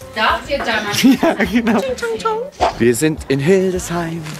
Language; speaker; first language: German; native; German